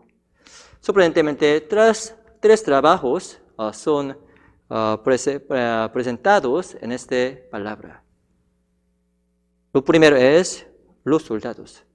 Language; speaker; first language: Spanish; non-native, fluent; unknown